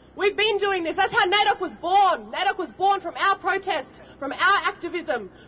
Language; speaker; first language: English; native; English